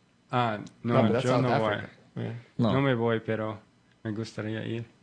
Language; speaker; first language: Spanish; non-native, learner; English